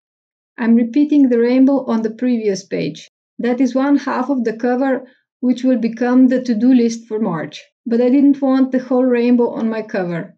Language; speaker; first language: English; non-native, fluent; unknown